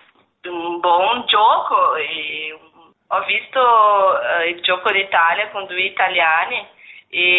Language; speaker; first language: Italian; non-native, learner; Portuguese